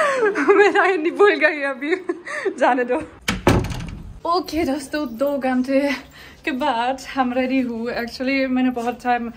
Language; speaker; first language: Hindi; non-native, learner; German